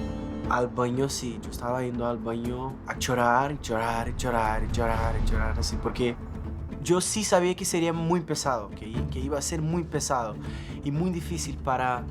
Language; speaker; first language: Spanish; non-native, fluent; Portuguese